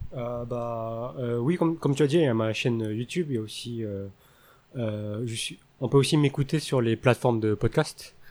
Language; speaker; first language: French; early bilingual, other home language; Min Nan Chinese